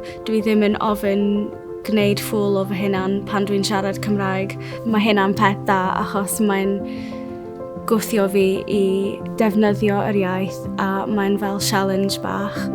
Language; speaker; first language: Welsh; non-native, local second language; English